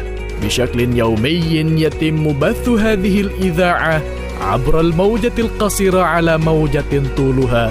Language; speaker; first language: Arabic; non-native, fluent; Indonesian